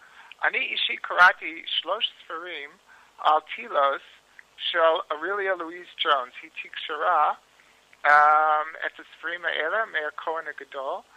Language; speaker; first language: Hebrew; non-native, learner; English